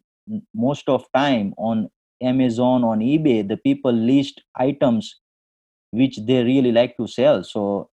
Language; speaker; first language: English; non-native, local second language; Gujarati